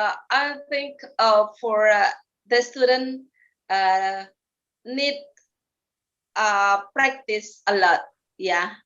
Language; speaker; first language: English; non-native, fluent; Indonesian